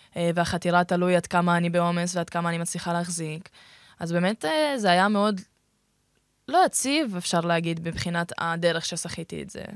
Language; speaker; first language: Hebrew; early bilingual, other home language; Russian